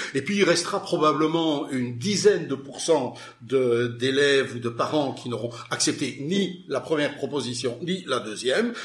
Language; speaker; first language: French; native; French